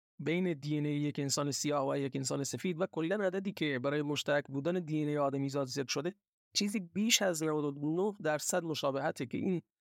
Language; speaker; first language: Persian; non-native, local second language; Baluchi